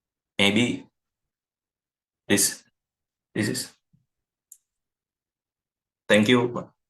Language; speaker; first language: English; non-native, learner; Indonesian